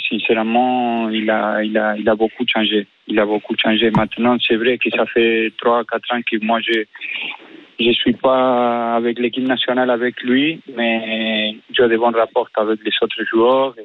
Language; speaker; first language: French; non-native, fluent; Spanish